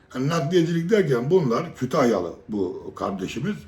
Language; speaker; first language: Turkish; native; Turkish